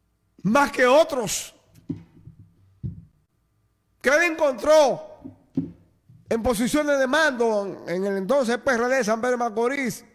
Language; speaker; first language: Spanish; native; Spanish